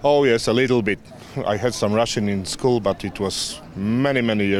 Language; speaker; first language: English; non-native, fluent; Polish